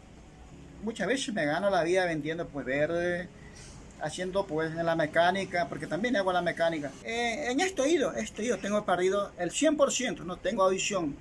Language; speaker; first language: Spanish; native; Spanish